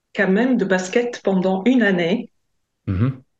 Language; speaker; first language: French; non-native, fluent; Latvian